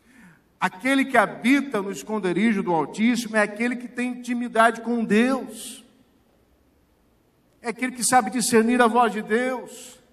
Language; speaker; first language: Portuguese; native; Portuguese